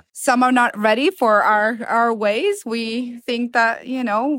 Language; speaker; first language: English; non-native, fluent; Italian